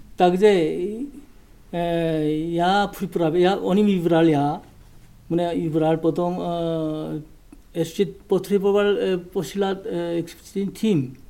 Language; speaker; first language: Czech; non-native, learner; Korean